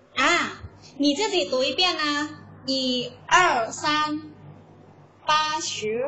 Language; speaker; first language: Chinese; non-native, fluent; Thai